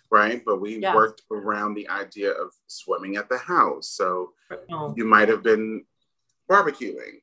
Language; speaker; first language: English; native; English